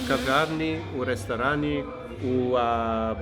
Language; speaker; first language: Ukrainian; non-native, learner; English